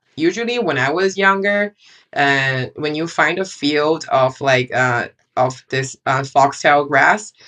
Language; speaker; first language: English; non-native, fluent; Chinese